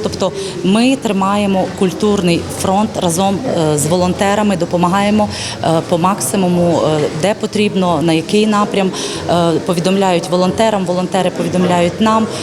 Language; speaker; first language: Ukrainian; native; Ukrainian